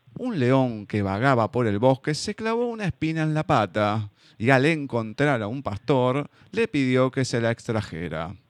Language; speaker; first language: Spanish; native; Spanish